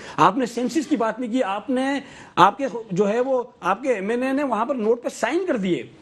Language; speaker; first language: Urdu; native; Urdu